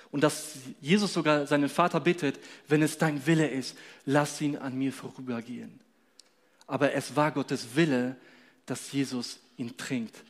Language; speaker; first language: German; non-native, fluent; Polish